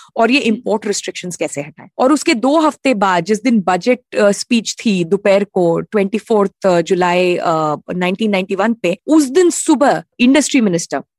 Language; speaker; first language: Hindi; native; Hindi